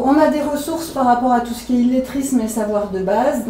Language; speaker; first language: French; native; French